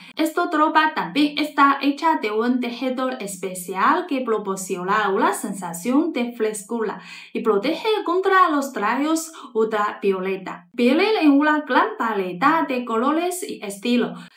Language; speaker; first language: Spanish; non-native, fluent; Chinese